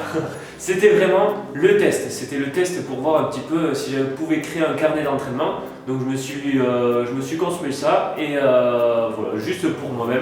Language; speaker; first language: French; native; French